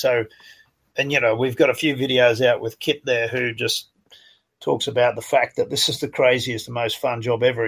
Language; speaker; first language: English; native; English